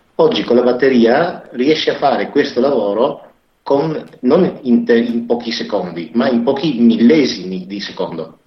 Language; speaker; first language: Italian; native; Italian